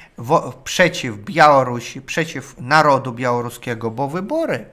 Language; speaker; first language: Polish; non-native, learner; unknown